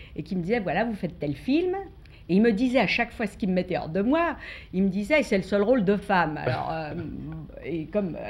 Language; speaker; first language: French; native; French